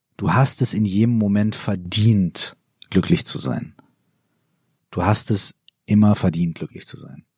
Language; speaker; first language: German; native; German